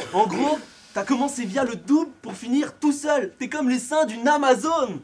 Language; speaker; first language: French; native; French